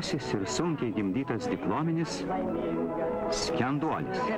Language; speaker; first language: Lithuanian; native; Lithuanian